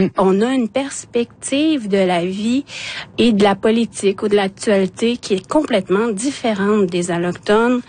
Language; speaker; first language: French; non-native, local second language; Innu-aimun